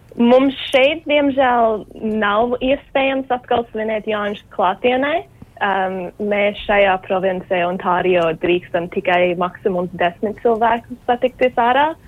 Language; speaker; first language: Latvian; early bilingual, heritage; Latvian